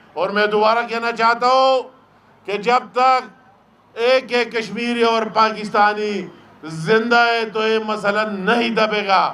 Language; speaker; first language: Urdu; non-native, local second language; Pashto